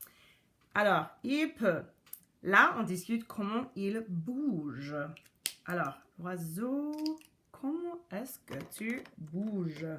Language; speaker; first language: French; non-native, local second language; English